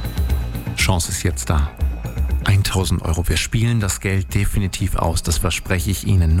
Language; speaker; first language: German; native; German